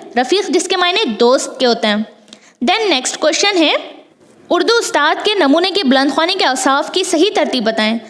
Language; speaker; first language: Urdu; native; Urdu